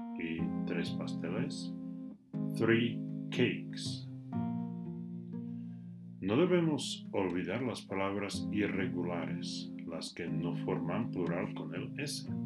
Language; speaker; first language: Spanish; non-native, fluent; English